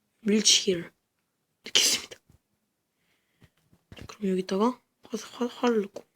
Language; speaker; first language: Korean; native; Korean